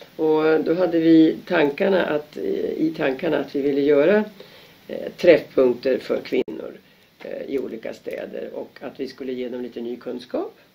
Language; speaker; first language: Swedish; native; Swedish